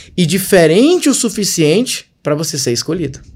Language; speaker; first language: Portuguese; native; Portuguese